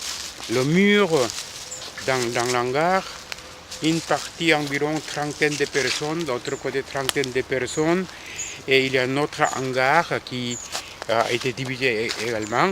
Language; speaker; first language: French; non-native, fluent; Korean